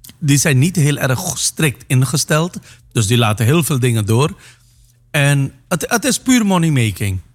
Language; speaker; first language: Dutch; non-native, local second language; Caribbean Hindustani